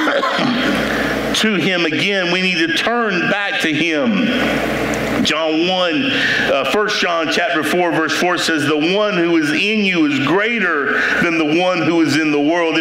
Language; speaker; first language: English; native; English